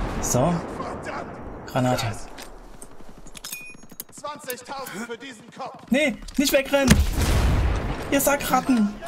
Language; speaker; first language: German; native; German